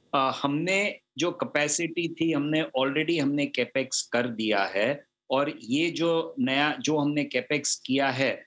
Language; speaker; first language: Hindi; non-native, local second language; Gujarati